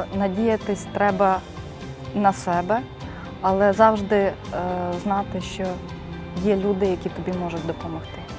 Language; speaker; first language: Ukrainian; native; Ukrainian